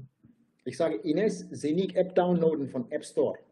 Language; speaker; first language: German; non-native, fluent; Turkish